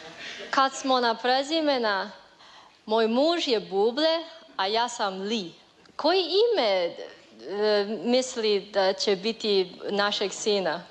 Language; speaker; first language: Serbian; non-native, learner; Chinese